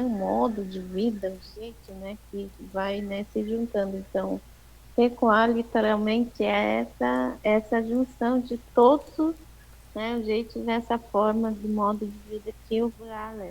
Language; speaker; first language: Portuguese; native; Portuguese